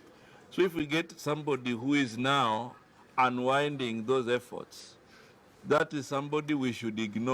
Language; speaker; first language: English; non-native, local second language; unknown